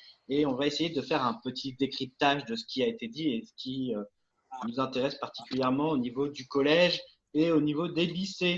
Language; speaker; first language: French; native; French